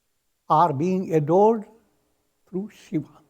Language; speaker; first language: English; non-native, local second language; Hindi